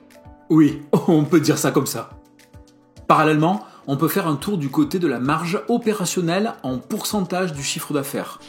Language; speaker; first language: French; native; French